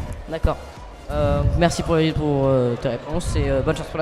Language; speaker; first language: French; native; French